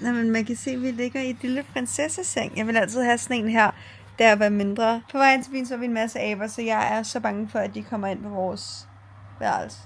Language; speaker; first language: Danish; native; Danish